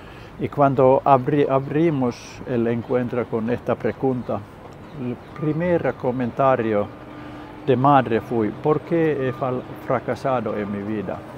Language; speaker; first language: Spanish; non-native, learner; Finnish